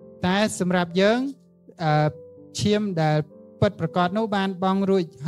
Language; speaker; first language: Khmer; native; Khmer